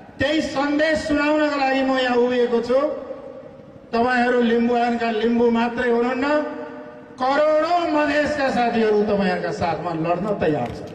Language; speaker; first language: Nepali; non-native, local second language; Maithili